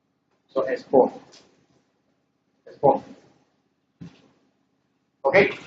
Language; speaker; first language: Spanish; non-native, learner; English